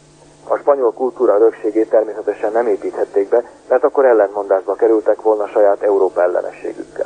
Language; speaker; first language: Hungarian; native; Hungarian